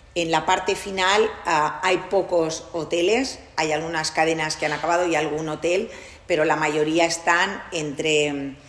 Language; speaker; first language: Spanish; non-native, local second language; Catalan